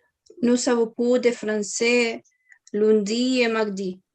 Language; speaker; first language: French; non-native, learner; Spanish